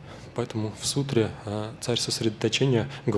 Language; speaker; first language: Russian; native; Russian